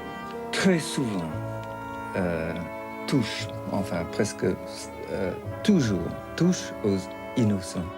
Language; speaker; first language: French; non-native, fluent; English